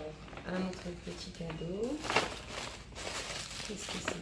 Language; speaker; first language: French; non-native, local second language; Arabic